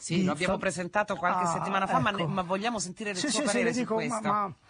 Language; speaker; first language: Italian; native; Italian